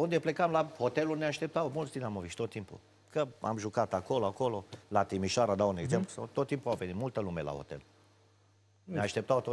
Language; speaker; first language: Romanian; native; Romanian